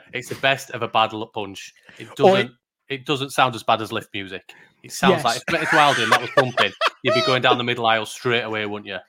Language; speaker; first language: English; native; English